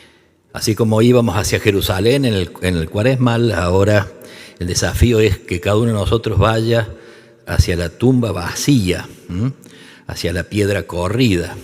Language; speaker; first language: Spanish; native; Spanish